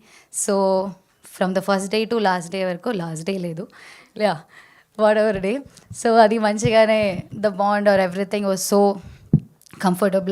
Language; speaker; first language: Telugu; non-native, learner; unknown